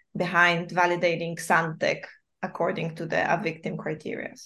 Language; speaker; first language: English; non-native, fluent; Polish